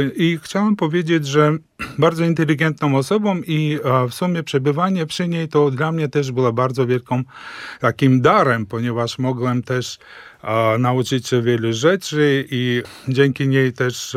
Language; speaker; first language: Polish; early bilingual, heritage; Polish